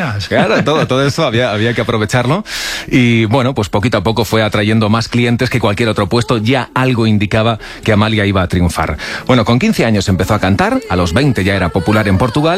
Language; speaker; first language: Spanish; native; Spanish